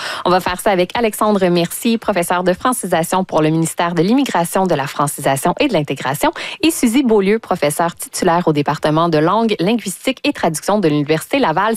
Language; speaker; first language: French; native; French